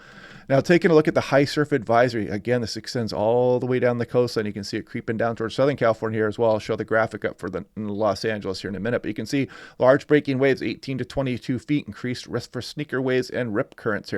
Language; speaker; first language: English; native; English